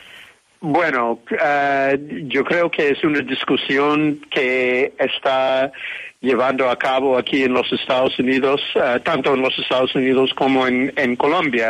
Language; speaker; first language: Spanish; non-native, fluent; English